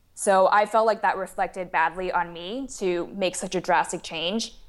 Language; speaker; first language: English; non-native, fluent; Chinese